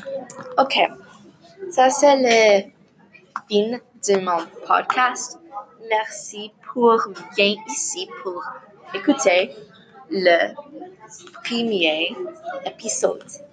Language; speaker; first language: French; non-native, learner; English